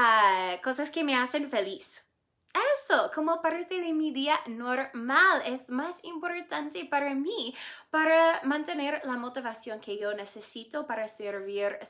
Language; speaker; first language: Spanish; non-native, fluent; English